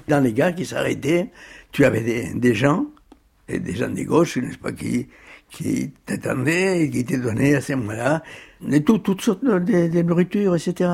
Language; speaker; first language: French; early bilingual, other home language; Spanish